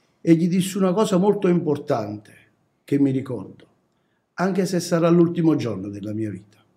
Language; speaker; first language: Italian; native; Italian